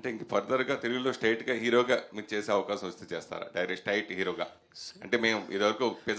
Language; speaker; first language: Telugu; native; Telugu